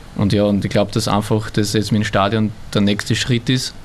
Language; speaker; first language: German; native; German